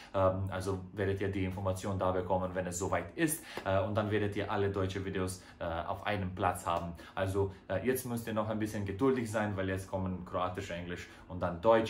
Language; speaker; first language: German; non-native, fluent; Croatian